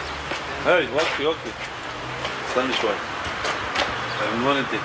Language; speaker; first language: Hebrew; native; Hebrew